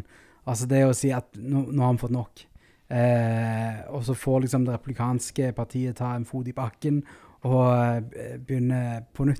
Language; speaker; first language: Norwegian; native; Norwegian